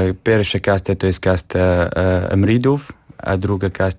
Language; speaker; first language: Polish; non-native, fluent; Kurdish